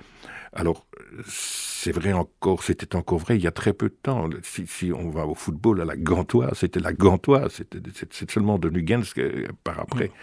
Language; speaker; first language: French; native; French